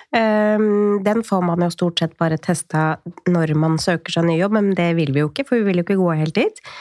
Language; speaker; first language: Norwegian; native; Norwegian